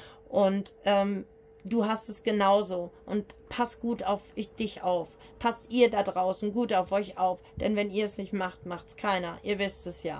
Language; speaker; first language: German; native; German